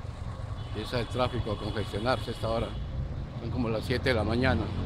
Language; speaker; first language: Spanish; native; Spanish